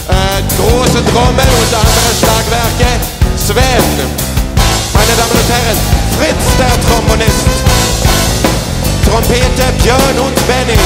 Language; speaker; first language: German; non-native, fluent; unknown